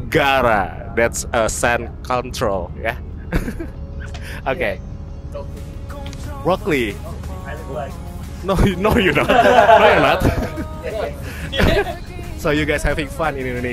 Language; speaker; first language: English; non-native, learner; Indonesian